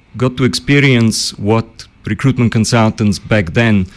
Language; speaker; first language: English; early bilingual, other home language; Bulgarian